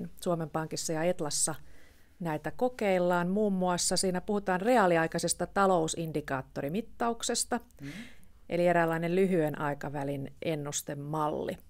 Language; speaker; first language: Finnish; native; Finnish